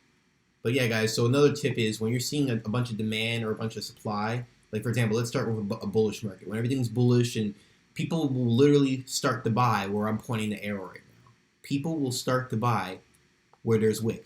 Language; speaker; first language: English; native; English